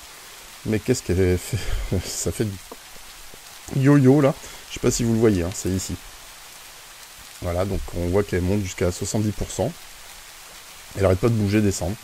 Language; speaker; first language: French; native; French